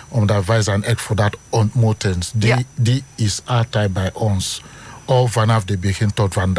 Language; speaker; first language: Dutch; non-native, learner; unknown